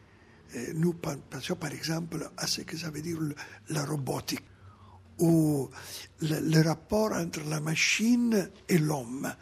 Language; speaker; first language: French; non-native, fluent; Italian